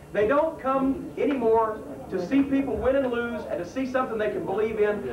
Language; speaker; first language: English; native; English